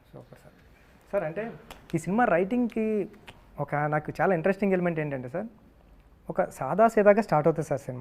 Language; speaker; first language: Telugu; native; Telugu